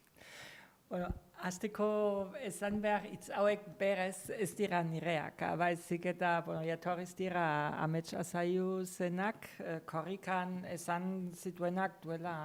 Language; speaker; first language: Basque; non-native, fluent; German